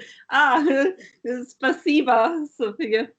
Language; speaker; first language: Russian; non-native, learner; German